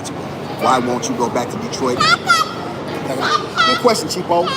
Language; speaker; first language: English; native; English